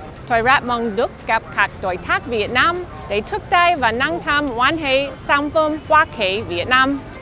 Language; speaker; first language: Vietnamese; non-native, learner; English